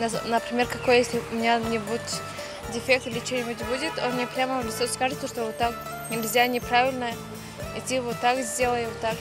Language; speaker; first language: Russian; non-native, local second language; Tajik